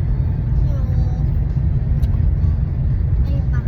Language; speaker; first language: Finnish; non-native, learner; Filipino